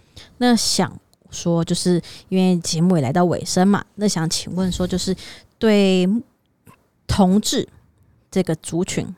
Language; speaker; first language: Chinese; native; Chinese